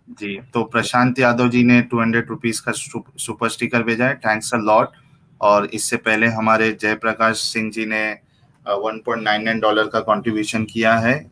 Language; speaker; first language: Urdu; native; Urdu